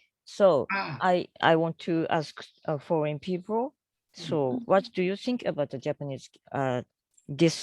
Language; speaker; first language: English; non-native, learner; Japanese